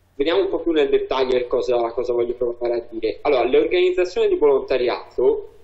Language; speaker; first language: Italian; native; Italian